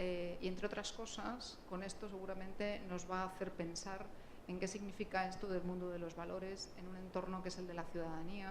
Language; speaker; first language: Spanish; native; Spanish